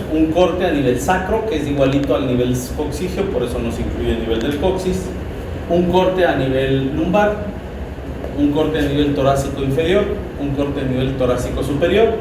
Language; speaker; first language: Spanish; native; Spanish